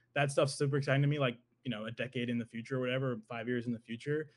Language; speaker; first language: English; native; English